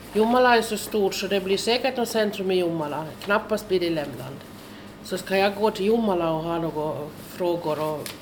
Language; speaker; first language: Swedish; non-native, fluent; German